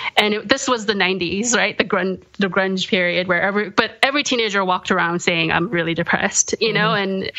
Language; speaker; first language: English; early bilingual, other home language; Korean